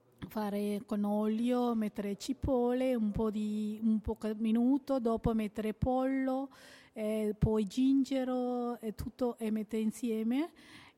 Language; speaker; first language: Italian; non-native, learner; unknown